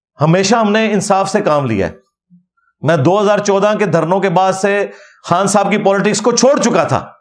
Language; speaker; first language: Urdu; non-native, local second language; Punjabi